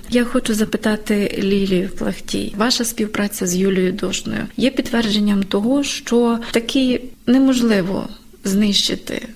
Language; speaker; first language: Ukrainian; native; Ukrainian